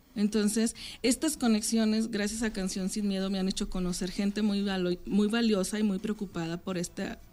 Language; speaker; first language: Spanish; native; Spanish